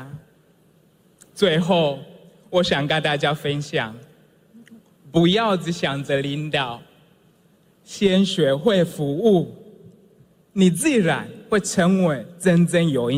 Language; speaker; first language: Chinese; non-native, fluent; Swahili